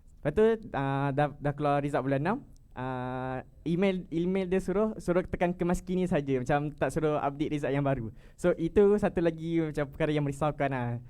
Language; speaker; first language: Malay; native; Malay